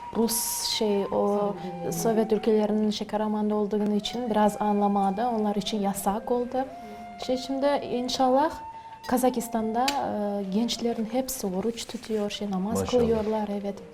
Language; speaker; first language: Turkish; non-native, learner; Kazakh